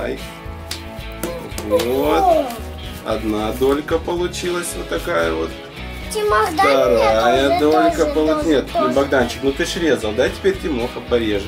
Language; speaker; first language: Russian; native; Russian